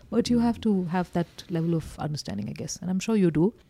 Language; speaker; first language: English; non-native, local second language; Hindi